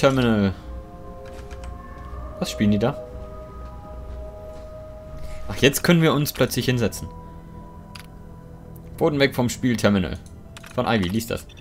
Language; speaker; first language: German; native; German